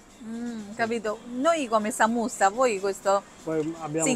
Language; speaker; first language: Italian; non-native, learner; Malayalam